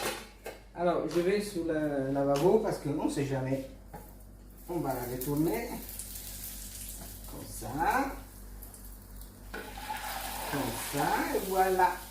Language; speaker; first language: French; non-native, fluent; Italian